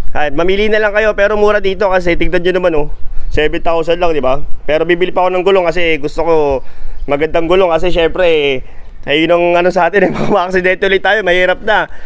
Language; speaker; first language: Filipino; native; Filipino